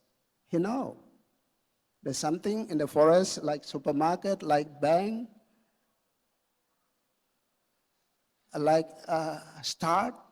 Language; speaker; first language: English; non-native, learner; Indonesian